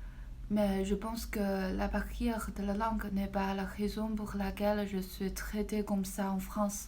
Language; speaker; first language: French; non-native, learner; Chinese